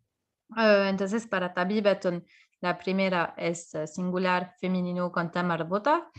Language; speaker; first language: Spanish; non-native, fluent; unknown